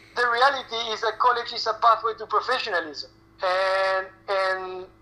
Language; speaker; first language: English; non-native, fluent; Spanish